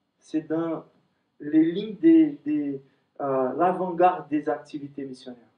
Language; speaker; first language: French; non-native, fluent; Portuguese